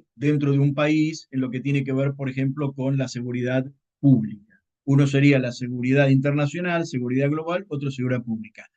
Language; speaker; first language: Spanish; native; Spanish